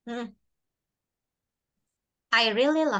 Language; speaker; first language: English; non-native, fluent; Indonesian